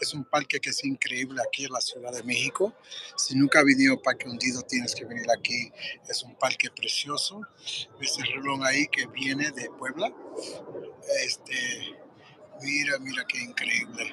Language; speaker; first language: Spanish; early bilingual, heritage; Spanish